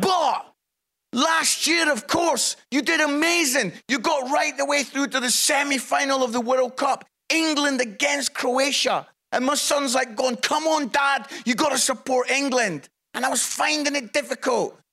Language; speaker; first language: English; native; English